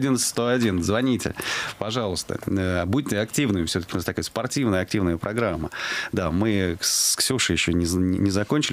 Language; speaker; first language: Russian; native; Russian